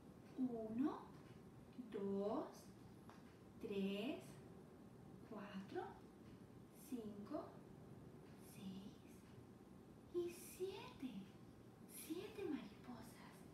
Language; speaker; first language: Spanish; non-native, fluent; English